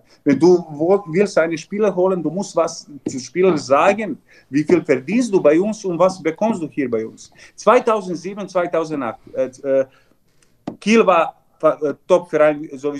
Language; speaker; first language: German; non-native, learner; Serbian